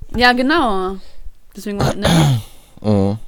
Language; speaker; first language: German; early bilingual, other home language; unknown